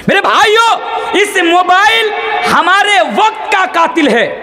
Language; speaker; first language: Hindi; non-native, local second language; Bangla